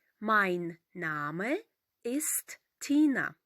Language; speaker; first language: German; non-native, fluent; Ukrainian